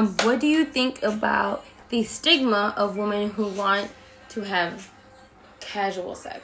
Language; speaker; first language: English; native; English